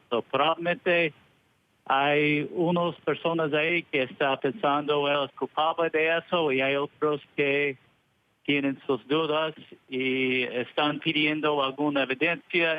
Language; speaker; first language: Spanish; early bilingual, heritage; Spanish